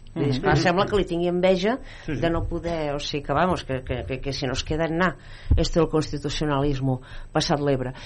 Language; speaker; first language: Catalan; native; Catalan